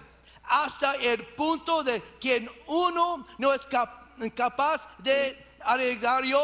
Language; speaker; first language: Spanish; early bilingual, heritage; English